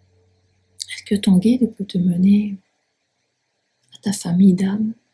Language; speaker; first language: French; native; French